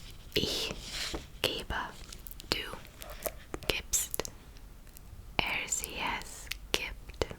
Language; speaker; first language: German; non-native, learner; English